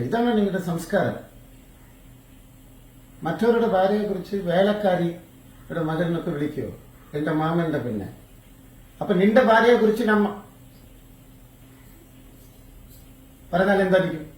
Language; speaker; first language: Malayalam; non-native, fluent; Tamil